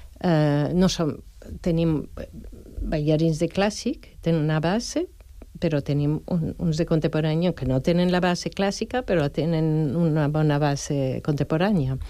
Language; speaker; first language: Catalan; non-native, fluent; French